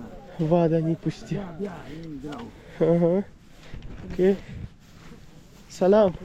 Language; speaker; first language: Russian; non-native, learner; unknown